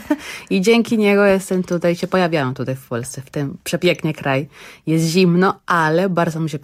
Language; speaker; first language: Polish; non-native, learner; Spanish